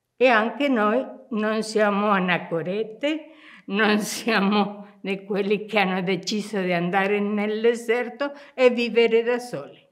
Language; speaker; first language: Italian; non-native, fluent; Spanish